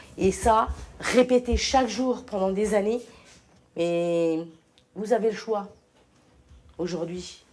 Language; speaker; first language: French; early bilingual, other home language; Portuguese